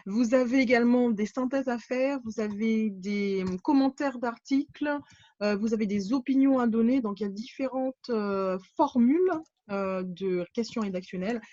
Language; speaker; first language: French; native; French